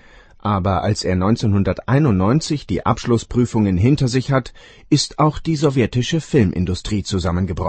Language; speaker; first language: German; native; German